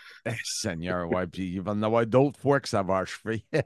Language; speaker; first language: French; native; French